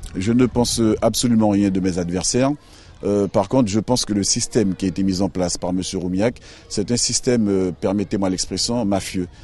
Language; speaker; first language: French; native; French